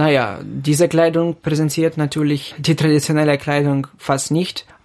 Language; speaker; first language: German; non-native, fluent; Ukrainian